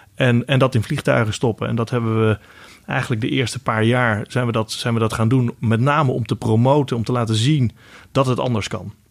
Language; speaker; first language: Dutch; native; Dutch